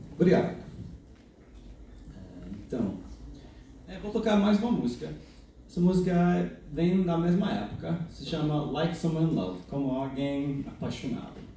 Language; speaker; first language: Portuguese; non-native, fluent; English